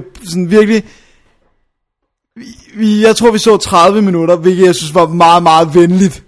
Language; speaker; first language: Danish; native; Danish